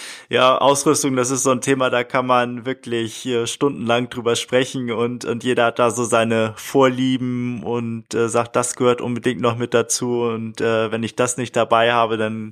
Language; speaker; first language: German; native; German